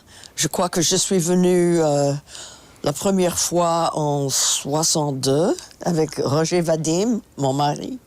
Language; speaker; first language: French; non-native, fluent; English